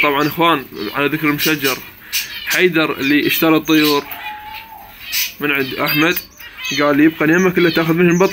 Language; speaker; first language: Arabic; native; Arabic